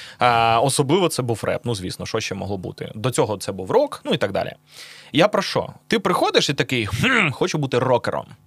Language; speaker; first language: Ukrainian; native; Ukrainian